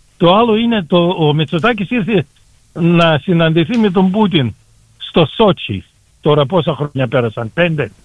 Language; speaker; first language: Greek; early bilingual, heritage; Greek